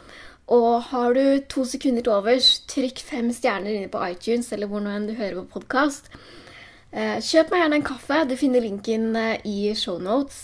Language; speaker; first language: Norwegian; native; Norwegian